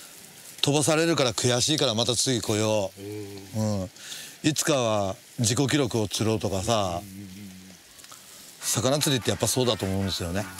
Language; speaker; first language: Japanese; native; Japanese